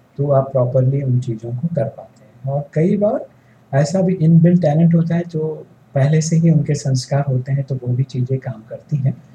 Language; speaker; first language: Hindi; native; Hindi